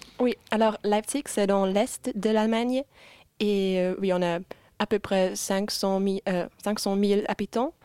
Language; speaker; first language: French; non-native, fluent; German